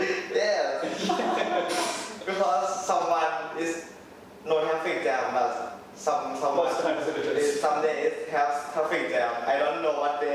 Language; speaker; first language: English; non-native, learner; Thai